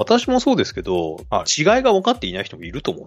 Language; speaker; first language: Japanese; native; Japanese